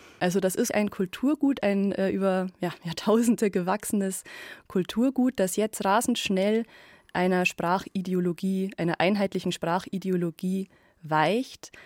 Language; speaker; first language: German; native; German